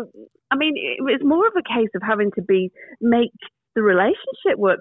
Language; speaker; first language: English; native; English